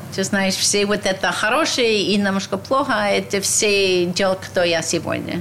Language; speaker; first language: Russian; non-native, learner; English